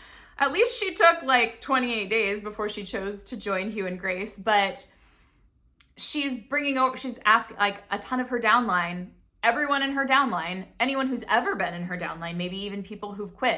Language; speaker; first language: English; native; English